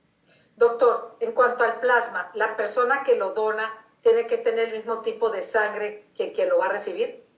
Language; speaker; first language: Spanish; native; Spanish